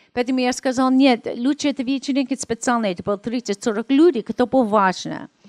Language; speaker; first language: Russian; non-native, learner; English